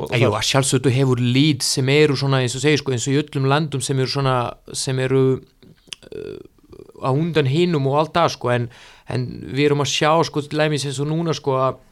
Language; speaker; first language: Icelandic; non-native, fluent; Serbian